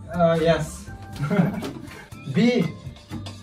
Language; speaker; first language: English; non-native, fluent; Nepali